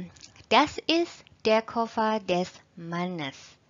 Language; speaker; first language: German; non-native, fluent; Indonesian